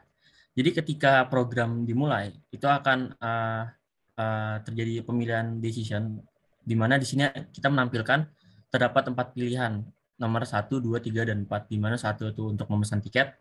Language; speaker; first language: Indonesian; native; Indonesian